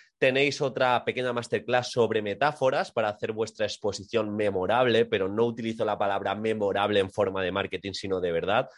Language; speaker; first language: Spanish; native; Spanish